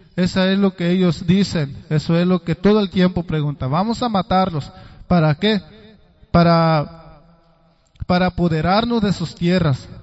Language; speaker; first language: Spanish; non-native, local second language; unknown